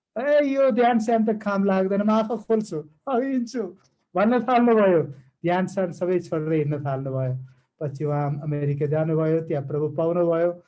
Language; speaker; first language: Nepali; non-native, fluent; Malayalam